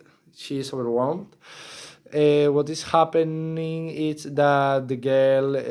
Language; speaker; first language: English; non-native, learner; Spanish